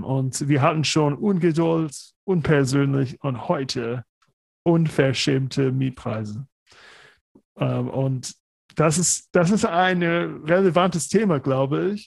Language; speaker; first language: German; non-native, fluent; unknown